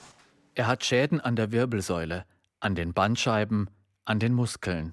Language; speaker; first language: German; native; German